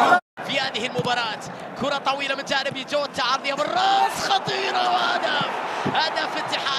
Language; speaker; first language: Arabic; native; Arabic